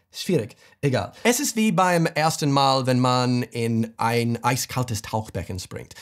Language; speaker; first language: German; non-native, fluent; English